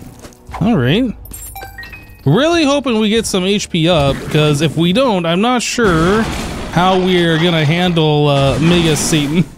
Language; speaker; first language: English; native; English